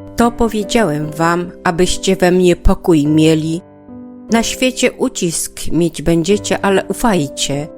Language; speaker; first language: Polish; native; Polish